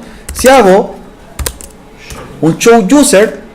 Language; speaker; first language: Spanish; native; Spanish